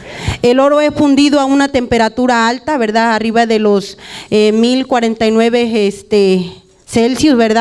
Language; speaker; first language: Spanish; native; Spanish